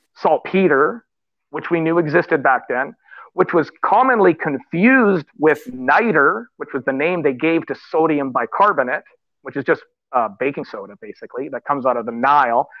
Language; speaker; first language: English; native; English